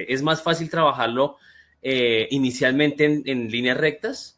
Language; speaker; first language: Spanish; native; Spanish